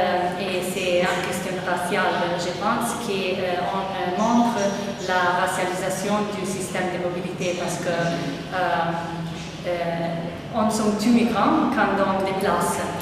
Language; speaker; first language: French; non-native, fluent; Italian